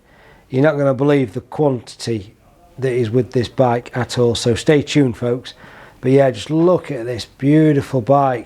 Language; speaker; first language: English; native; English